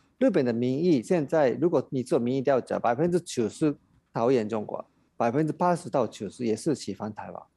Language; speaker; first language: Chinese; non-native, fluent; Japanese